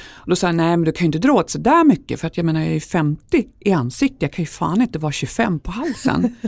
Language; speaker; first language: Swedish; native; Swedish